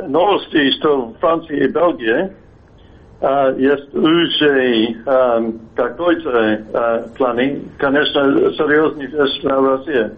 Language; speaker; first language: Russian; non-native, fluent; English